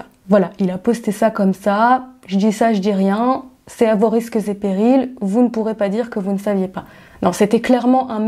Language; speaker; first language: French; native; French